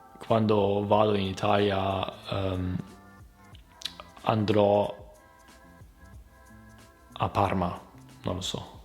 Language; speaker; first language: Italian; non-native, learner; German